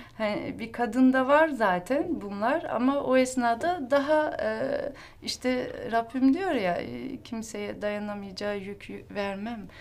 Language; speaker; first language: Turkish; early bilingual, heritage; Turkish